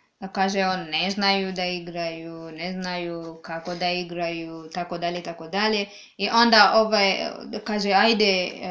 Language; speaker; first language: Serbian; non-native, learner; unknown